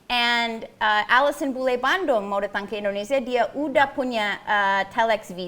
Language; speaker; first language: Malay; non-native, fluent; English